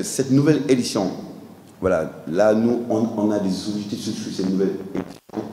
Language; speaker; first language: French; non-native, local second language; Wolof